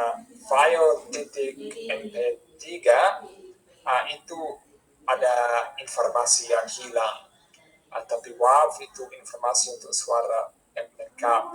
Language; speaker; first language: Indonesian; non-native, fluent; English